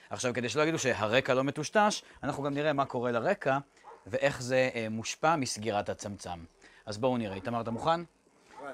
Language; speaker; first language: Hebrew; native; Hebrew